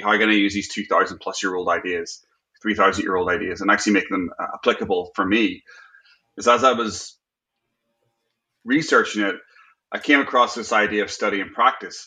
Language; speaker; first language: English; native; English